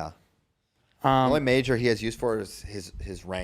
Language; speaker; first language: English; native; English